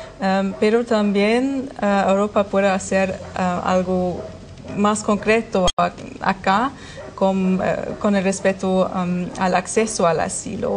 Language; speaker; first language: Spanish; non-native, fluent; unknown